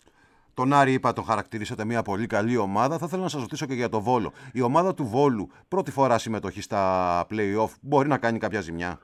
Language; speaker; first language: Greek; native; Greek